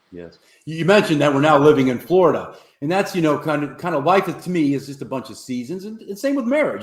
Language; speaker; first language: English; native; English